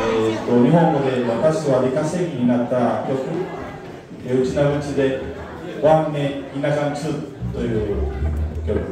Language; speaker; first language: Japanese; non-native, learner; Spanish